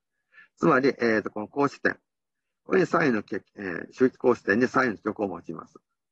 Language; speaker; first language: Japanese; native; Japanese